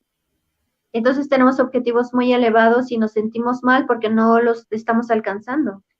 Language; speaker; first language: Spanish; native; Spanish